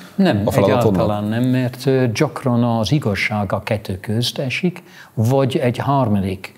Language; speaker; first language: Hungarian; non-native, fluent; English